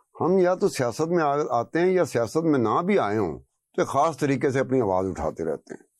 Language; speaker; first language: Urdu; non-native, local second language; Brahui